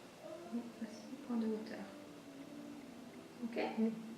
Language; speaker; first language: French; native; French